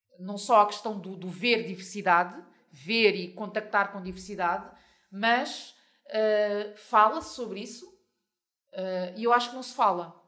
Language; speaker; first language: Portuguese; native; Portuguese